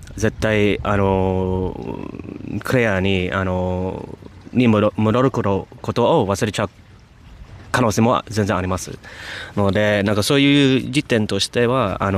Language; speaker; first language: Japanese; non-native, fluent; English